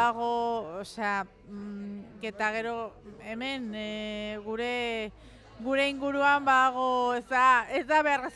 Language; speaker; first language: Basque; non-native, local second language; Spanish